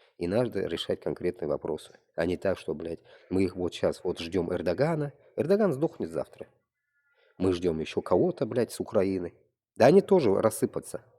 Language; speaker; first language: Russian; non-native, local second language; Tatar